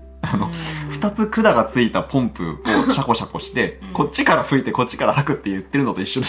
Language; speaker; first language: Japanese; native; Japanese